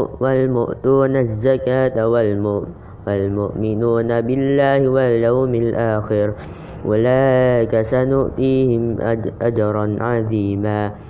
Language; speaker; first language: Arabic; non-native, learner; Indonesian